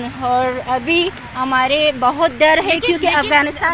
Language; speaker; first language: Hindi; non-native, learner; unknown